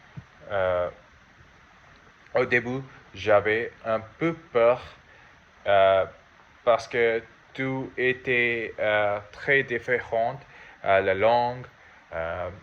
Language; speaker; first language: French; non-native, learner; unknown